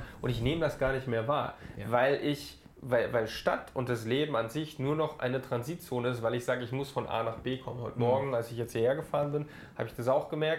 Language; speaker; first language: German; native; German